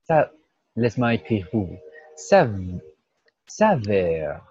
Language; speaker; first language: French; non-native, fluent; Portuguese